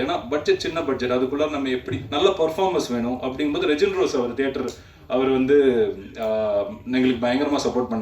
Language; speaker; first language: Tamil; native; Tamil